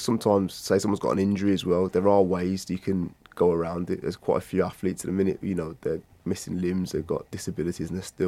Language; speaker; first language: English; native; English